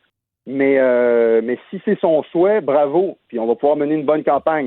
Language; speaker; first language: French; native; French